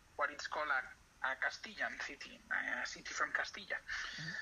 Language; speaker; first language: English; non-native, fluent; Spanish